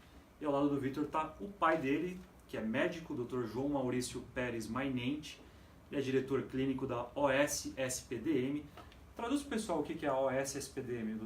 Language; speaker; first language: Portuguese; native; Portuguese